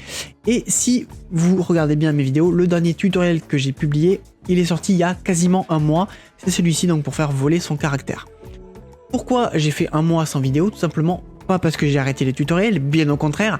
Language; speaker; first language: French; native; French